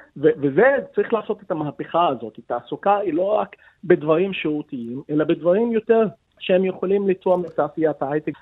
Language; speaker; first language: Hebrew; non-native, local second language; Arabic